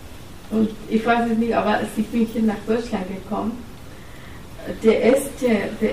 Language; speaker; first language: German; non-native, learner; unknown